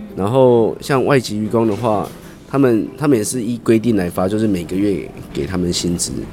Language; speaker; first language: Chinese; native; Chinese